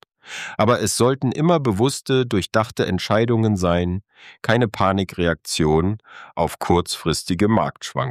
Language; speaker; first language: German; native; German